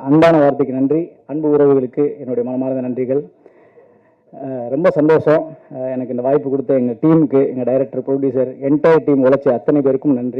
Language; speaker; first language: Tamil; native; Tamil